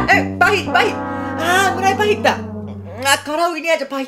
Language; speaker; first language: Indonesian; non-native, fluent; Japanese